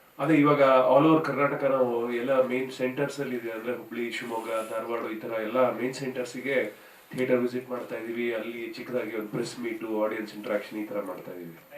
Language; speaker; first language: Kannada; native; Kannada